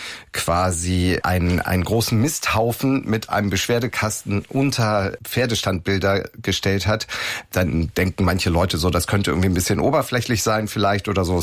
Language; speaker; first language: German; native; German